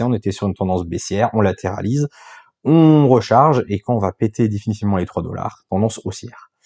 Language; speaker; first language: French; native; French